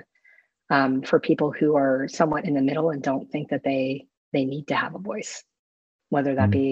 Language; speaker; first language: English; native; English